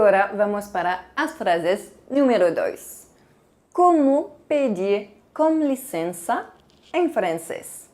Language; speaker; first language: Portuguese; non-native, fluent; French